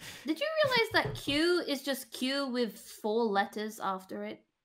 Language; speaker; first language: English; native; English